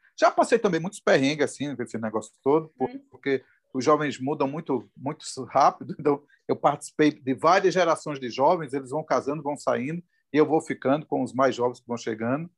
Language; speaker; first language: Portuguese; native; Portuguese